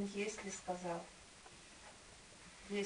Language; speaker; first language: Russian; native; Russian